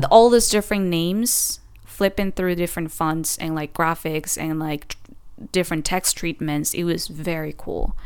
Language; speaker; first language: English; non-native, fluent; Spanish